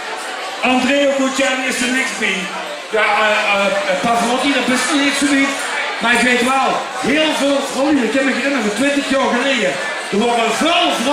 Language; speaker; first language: Dutch; native; Dutch